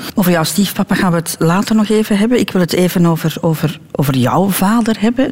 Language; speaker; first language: Dutch; native; Dutch